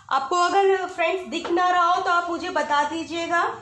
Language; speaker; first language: Hindi; native; Hindi